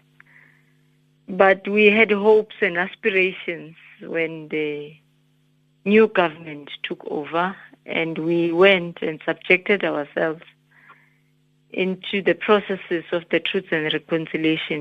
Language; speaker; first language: English; non-native, local second language; Zulu